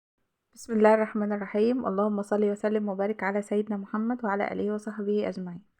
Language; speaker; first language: Arabic; native; Arabic